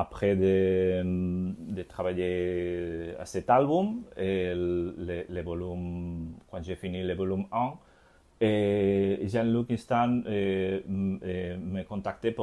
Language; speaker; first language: French; non-native, learner; Spanish